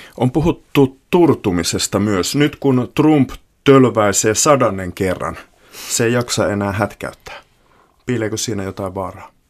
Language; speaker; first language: Finnish; native; Finnish